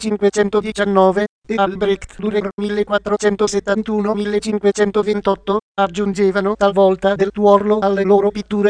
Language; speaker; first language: Italian; native; Italian